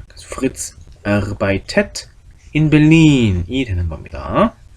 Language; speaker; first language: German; non-native, fluent; Korean